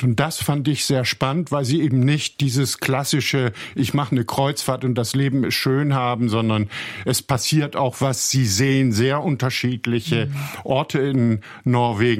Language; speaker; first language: German; native; German